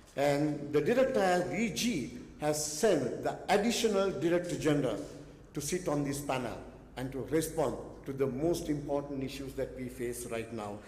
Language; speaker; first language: English; non-native, local second language; Sinhala